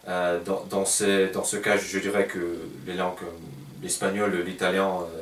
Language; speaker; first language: French; non-native, fluent; Russian